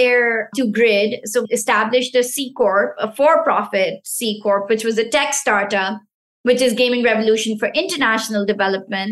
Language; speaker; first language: English; non-native, local second language; Pashto